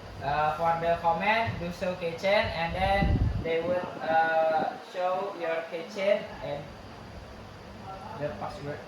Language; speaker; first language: English; non-native, learner; Indonesian